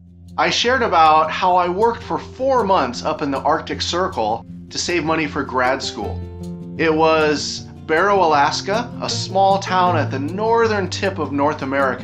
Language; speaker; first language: English; native; English